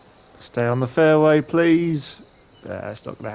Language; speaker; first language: English; native; English